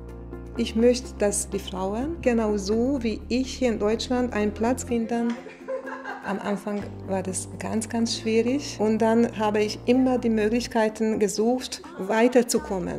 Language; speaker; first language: German; non-native, fluent; Hungarian